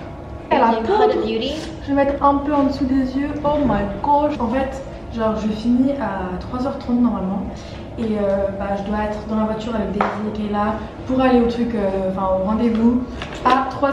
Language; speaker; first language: French; native; French